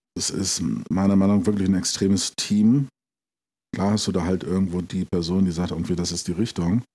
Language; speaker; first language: German; native; German